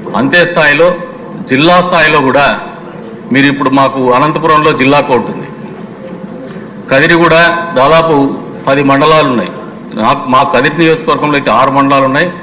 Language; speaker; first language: Telugu; native; Telugu